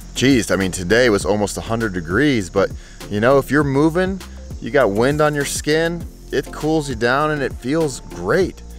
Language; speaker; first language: English; native; English